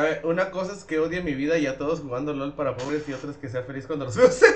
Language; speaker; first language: Spanish; native; Spanish